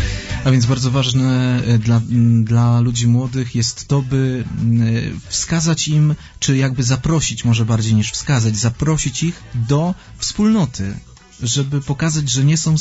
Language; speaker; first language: Polish; native; Polish